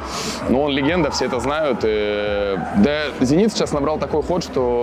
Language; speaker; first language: Russian; native; Russian